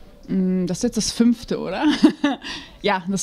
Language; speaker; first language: German; native; German